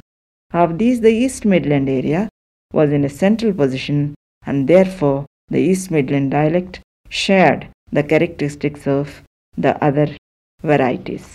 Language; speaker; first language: English; non-native, local second language; Telugu